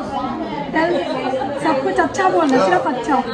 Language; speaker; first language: Hindi; non-native, local second language; Telugu